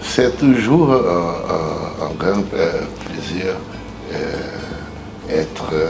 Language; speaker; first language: French; non-native, learner; Portuguese